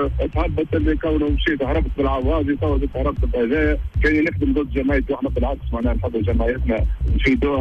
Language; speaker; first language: Arabic; native; Arabic